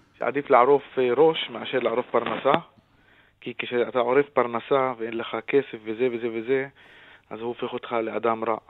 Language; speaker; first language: Hebrew; non-native, local second language; Arabic